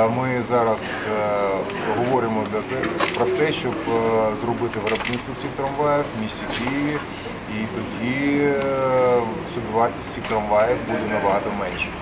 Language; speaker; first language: Ukrainian; native; Ukrainian